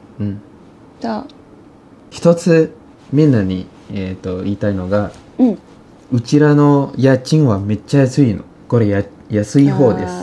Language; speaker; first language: Japanese; non-native, fluent; Indonesian